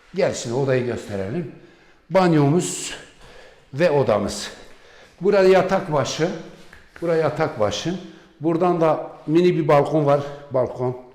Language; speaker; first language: Turkish; non-native, local second language; Kurdish